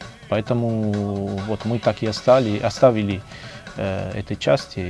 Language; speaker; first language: Russian; non-native, fluent; Italian